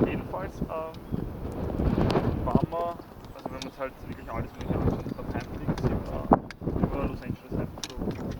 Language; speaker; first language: German; native; German